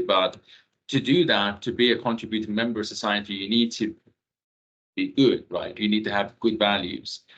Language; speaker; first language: English; non-native, fluent; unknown